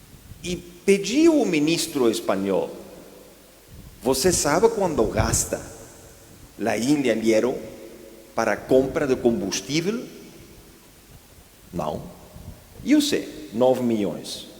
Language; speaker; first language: Portuguese; non-native, fluent; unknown